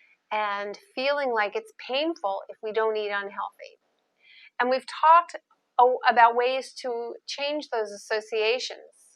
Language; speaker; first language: English; native; English